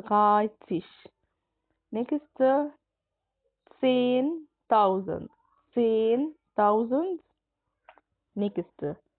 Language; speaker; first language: German; non-native, fluent; Arabic